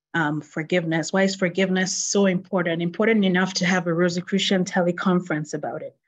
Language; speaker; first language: English; non-native, local second language; Yoruba